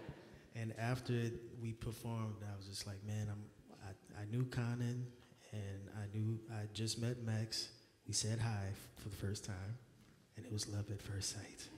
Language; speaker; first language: English; native; English